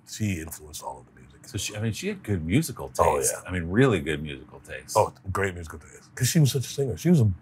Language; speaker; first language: English; native; English